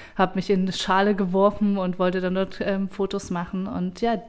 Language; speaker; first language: German; native; German